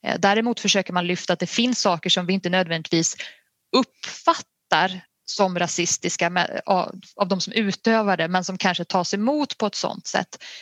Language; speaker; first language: Swedish; native; Swedish